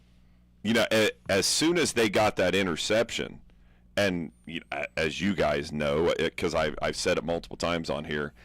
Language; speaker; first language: English; native; English